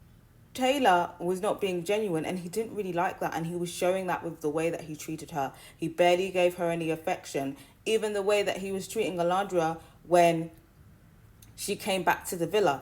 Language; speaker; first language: English; native; English